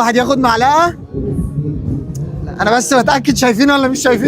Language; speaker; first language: Arabic; native; Arabic